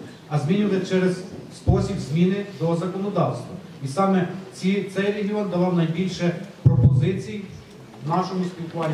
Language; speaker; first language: Ukrainian; native; Ukrainian